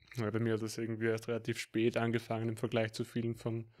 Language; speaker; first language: German; native; German